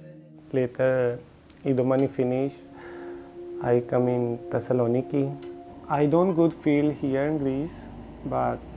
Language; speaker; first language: English; non-native, learner; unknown